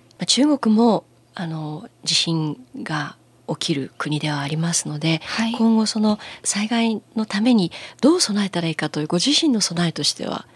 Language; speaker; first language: Japanese; native; Japanese